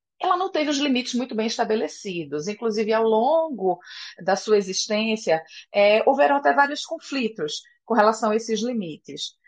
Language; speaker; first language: Portuguese; native; Portuguese